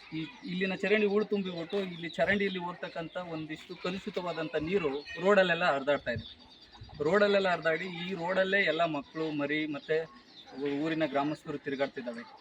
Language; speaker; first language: Kannada; native; Kannada